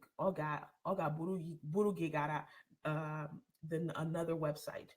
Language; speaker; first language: Igbo; early bilingual, heritage; English